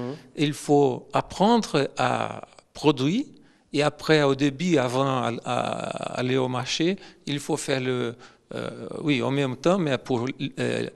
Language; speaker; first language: French; non-native, fluent; Portuguese